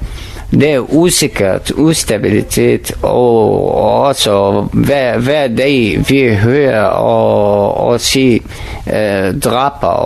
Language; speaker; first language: Danish; non-native, learner; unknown